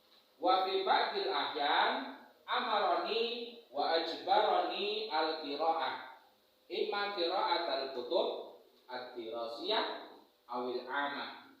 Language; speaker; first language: Arabic; non-native, fluent; Indonesian